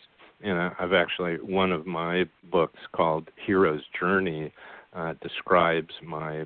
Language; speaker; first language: English; native; English